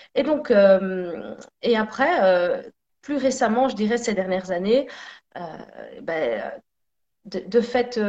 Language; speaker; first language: French; native; French